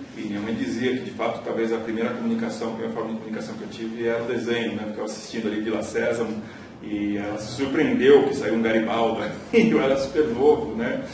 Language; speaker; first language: Portuguese; native; Portuguese